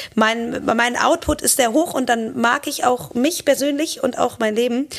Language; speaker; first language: German; native; German